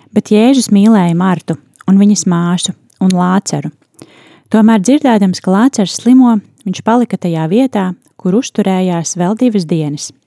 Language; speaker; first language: Latvian; native; Latvian